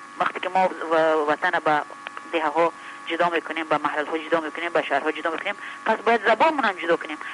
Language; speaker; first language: Persian; native; Persian